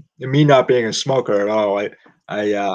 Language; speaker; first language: English; native; English